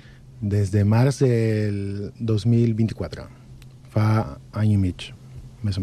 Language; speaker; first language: Catalan; non-native, fluent; Spanish